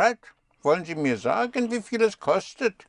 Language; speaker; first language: German; non-native, fluent; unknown